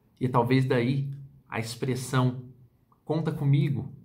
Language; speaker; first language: Portuguese; native; Portuguese